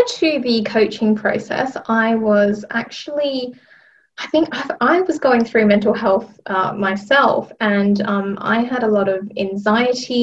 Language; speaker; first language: English; native; English